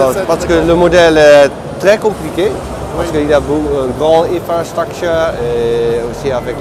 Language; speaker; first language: French; non-native, learner; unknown